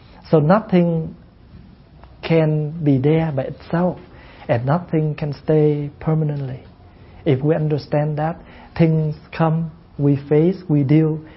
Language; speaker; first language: English; non-native, fluent; Vietnamese